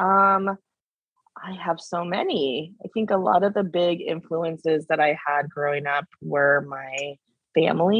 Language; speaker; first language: English; native; English